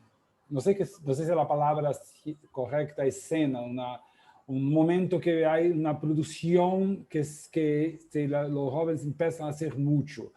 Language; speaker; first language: Spanish; non-native, fluent; Portuguese